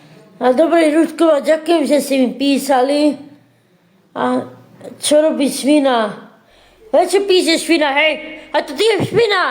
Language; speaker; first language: Slovak; non-native, local second language; Romany